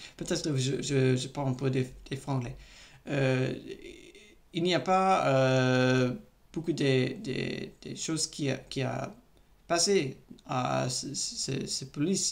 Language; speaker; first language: French; non-native, learner; English